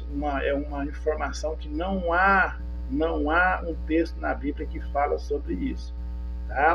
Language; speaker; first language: Portuguese; native; Portuguese